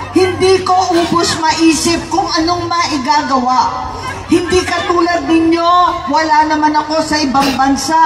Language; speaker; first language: Filipino; non-native, local second language; Cebuano